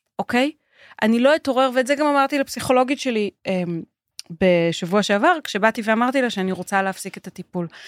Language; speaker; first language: Hebrew; native; Hebrew